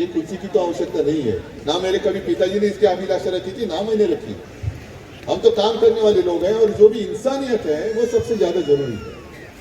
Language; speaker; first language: Hindi; non-native, local second language; Marathi